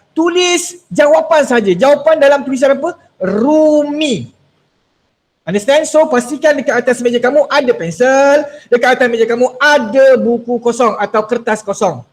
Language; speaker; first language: Malay; native; Malay